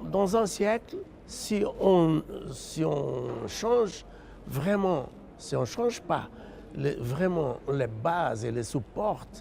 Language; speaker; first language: French; non-native, fluent; Portuguese